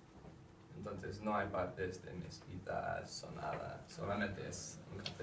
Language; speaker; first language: Spanish; non-native, learner; English